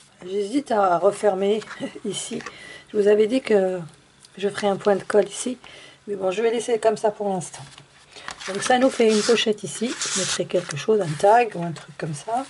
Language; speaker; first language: French; native; French